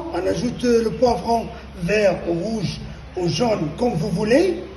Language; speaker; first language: French; non-native, local second language; Arabic